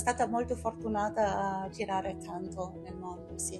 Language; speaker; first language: Italian; non-native, fluent; German